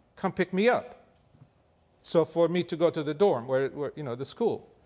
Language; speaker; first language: English; non-native, fluent; Arabic